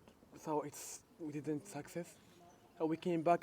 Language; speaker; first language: English; non-native, learner; Arabic